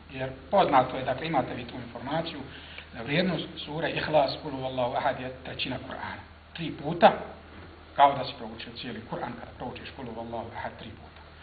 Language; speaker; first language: Bosnian; native; Bosnian